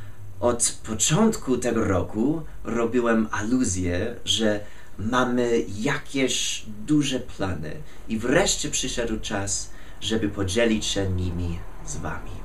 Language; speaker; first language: Polish; non-native, fluent; English